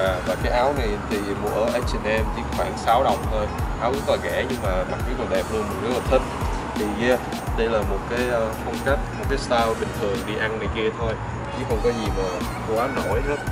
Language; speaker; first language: Vietnamese; early bilingual, other home language; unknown